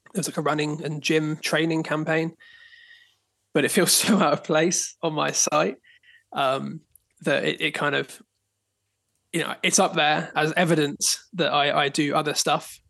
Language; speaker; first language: English; native; English